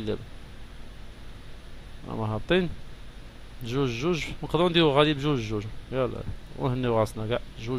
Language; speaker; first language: Arabic; native; Arabic